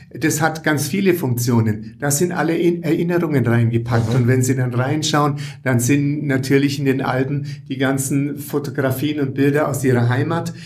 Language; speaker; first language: German; native; German